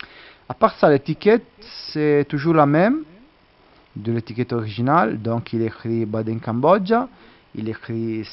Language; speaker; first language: French; non-native, learner; Italian